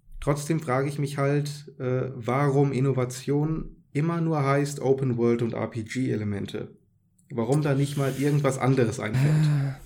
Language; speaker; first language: German; native; German